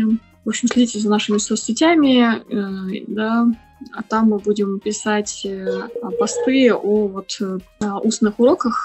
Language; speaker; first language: Russian; native; Russian